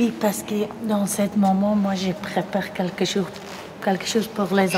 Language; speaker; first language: French; non-native, learner; Persian